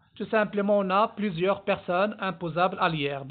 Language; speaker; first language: French; non-native, local second language; Arabic